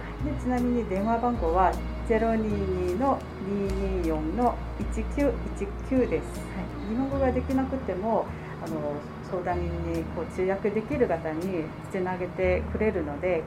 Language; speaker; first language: Japanese; non-native, fluent; Korean